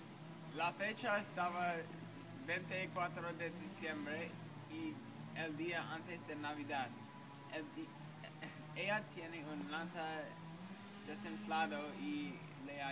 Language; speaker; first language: Spanish; non-native, learner; English